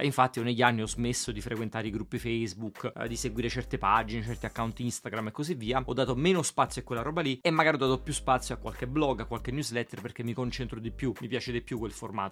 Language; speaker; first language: Italian; native; Italian